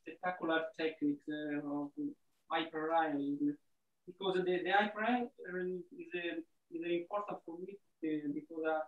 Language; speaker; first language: English; non-native, learner; Italian